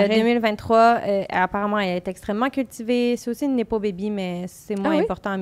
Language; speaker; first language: French; native; French